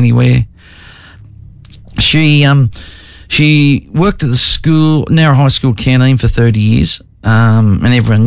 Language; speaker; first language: English; native; English